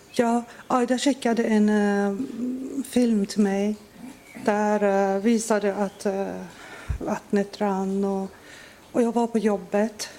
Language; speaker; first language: Swedish; non-native, fluent; Persian